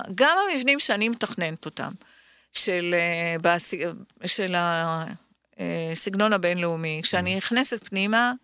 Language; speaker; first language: Hebrew; native; Hebrew